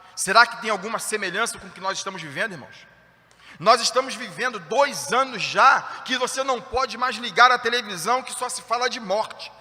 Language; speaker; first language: Portuguese; native; Portuguese